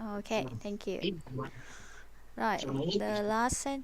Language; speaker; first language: English; non-native, fluent; Vietnamese